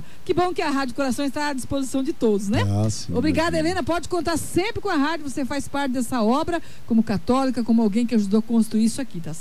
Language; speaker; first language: Portuguese; native; Portuguese